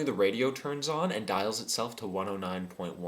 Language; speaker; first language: English; native; English